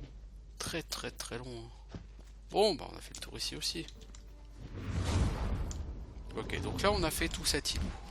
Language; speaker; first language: French; native; French